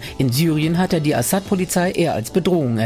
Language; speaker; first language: German; native; German